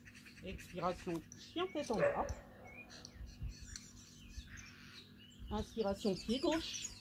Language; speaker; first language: French; native; French